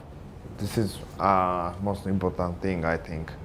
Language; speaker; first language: English; non-native, learner; Japanese